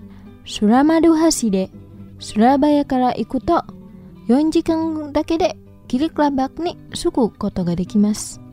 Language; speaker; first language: Japanese; non-native, fluent; Indonesian